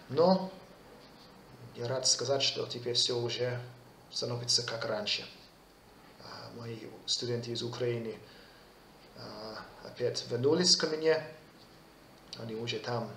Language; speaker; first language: Russian; non-native, fluent; English